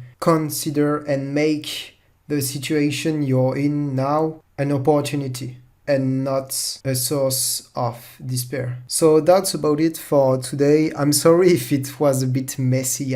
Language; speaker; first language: English; non-native, fluent; French